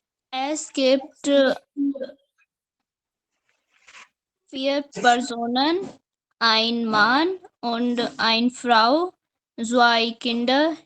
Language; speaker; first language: German; non-native, learner; Hindi